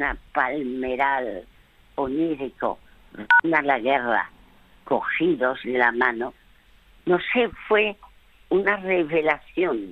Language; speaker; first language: Spanish; early bilingual, other home language; French